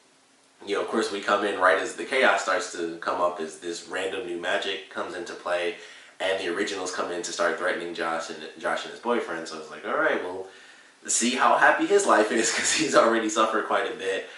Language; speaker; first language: English; native; English